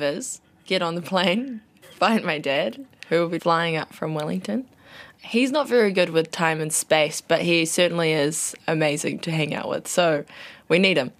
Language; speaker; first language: English; native; English